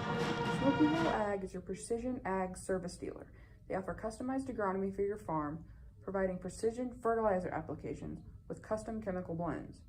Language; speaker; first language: English; native; English